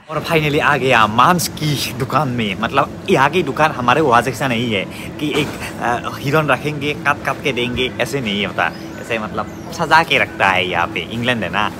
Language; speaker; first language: Hindi; non-native, local second language; Assamese